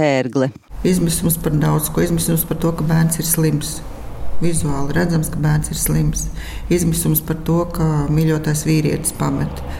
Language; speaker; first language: Latvian; native; Latvian